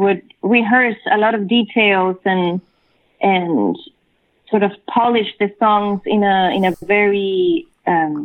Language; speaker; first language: English; non-native, fluent; Spanish